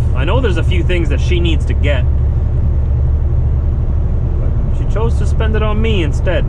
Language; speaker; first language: English; native; English